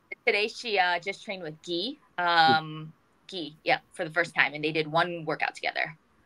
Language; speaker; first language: English; early bilingual, other home language; Korean